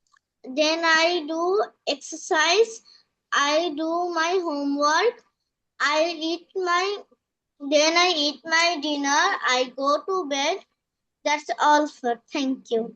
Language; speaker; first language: English; non-native, learner; Bangla